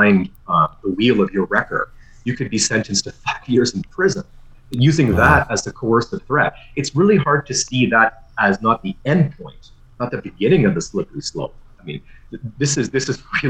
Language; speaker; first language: English; native; English